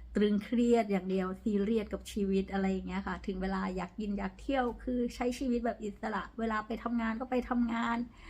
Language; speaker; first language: Thai; native; Thai